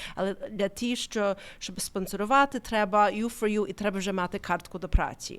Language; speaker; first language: Ukrainian; early bilingual, heritage; Ukrainian